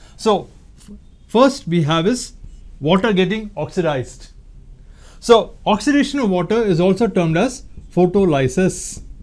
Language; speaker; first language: English; non-native, local second language; Tamil